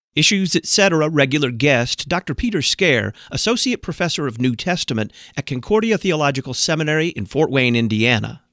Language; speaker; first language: English; native; English